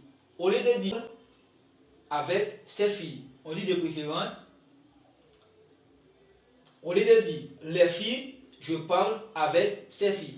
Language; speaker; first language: French; non-native, local second language; Haitian Creole